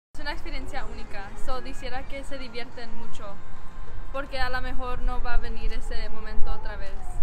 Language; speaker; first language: Spanish; early bilingual, heritage; Spanish